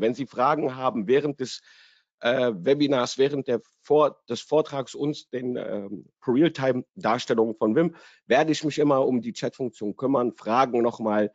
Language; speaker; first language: German; native; German